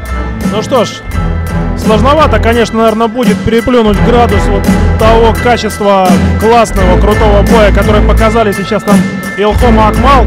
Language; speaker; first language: Russian; native; Russian